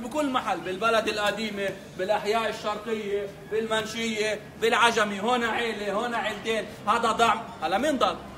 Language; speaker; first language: Arabic; native; Arabic